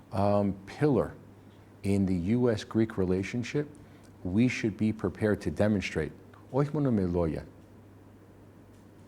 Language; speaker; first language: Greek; early bilingual, heritage; English